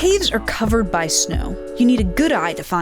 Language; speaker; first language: English; native; English